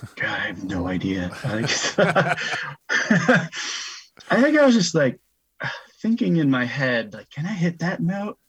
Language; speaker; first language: English; native; English